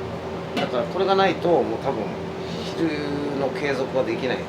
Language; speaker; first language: Japanese; native; Japanese